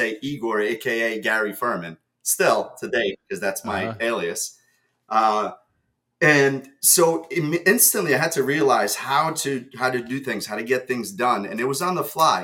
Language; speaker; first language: English; early bilingual, other home language; Russian